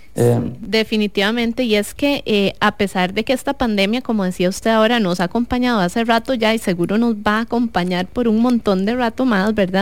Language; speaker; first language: Spanish; native; Spanish